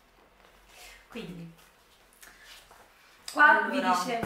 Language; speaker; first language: Italian; native; Italian